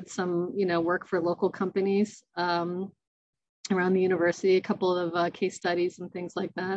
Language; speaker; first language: English; native; English